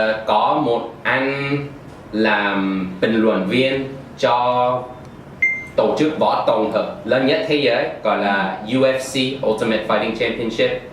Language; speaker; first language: Vietnamese; non-native, fluent; English